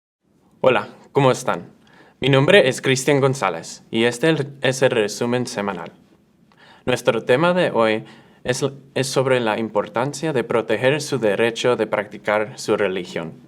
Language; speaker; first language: Spanish; early bilingual, other home language; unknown